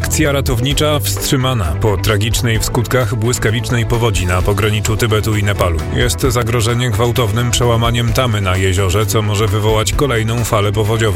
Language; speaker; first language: Polish; native; Polish